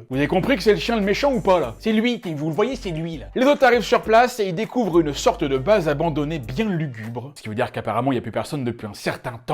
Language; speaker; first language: French; native; French